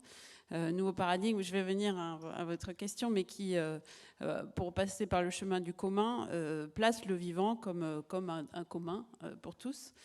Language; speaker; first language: French; native; French